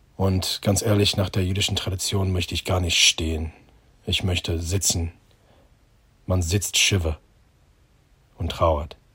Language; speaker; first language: German; non-native, fluent; English